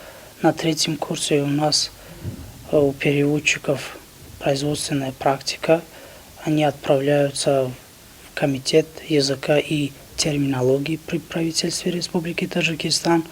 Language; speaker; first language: Russian; non-native, local second language; Tajik